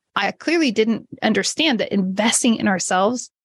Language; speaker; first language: English; native; English